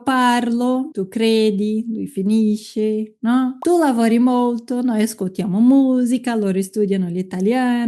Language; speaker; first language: Italian; non-native, fluent; Portuguese